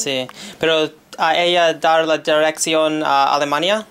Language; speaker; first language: Spanish; non-native, learner; English